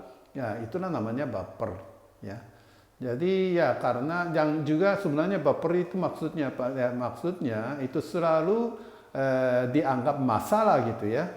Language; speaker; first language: Indonesian; non-native, fluent; Japanese